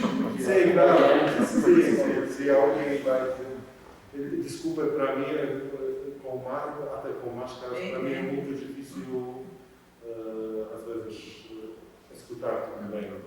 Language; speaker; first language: Portuguese; non-native, fluent; Polish